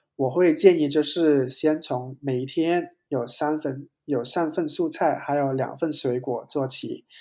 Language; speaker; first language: Chinese; non-native, local second language; Cantonese